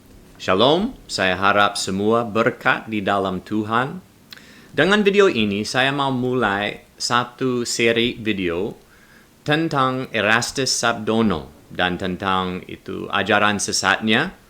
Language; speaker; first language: Indonesian; non-native, learner; English